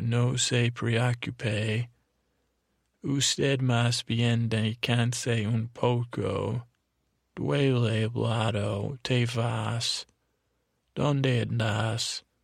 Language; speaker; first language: Spanish; non-native, learner; English